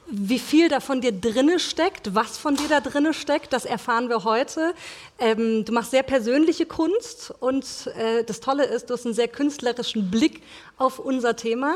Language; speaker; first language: German; native; German